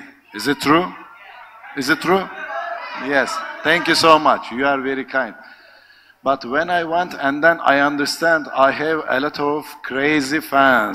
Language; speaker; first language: English; non-native, learner; Turkish